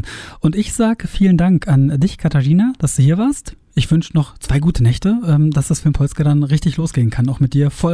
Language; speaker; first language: German; native; German